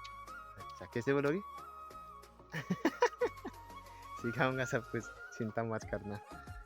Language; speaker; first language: Hindi; non-native, local second language; Chakma